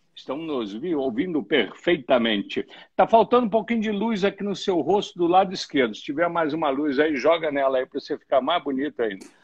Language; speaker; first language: Portuguese; native; Portuguese